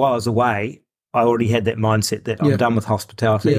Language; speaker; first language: English; native; English